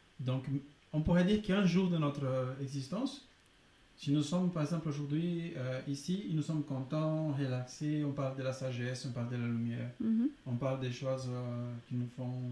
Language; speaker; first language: French; non-native, fluent; Spanish